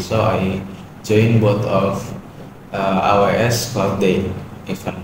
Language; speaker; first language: English; non-native, learner; Indonesian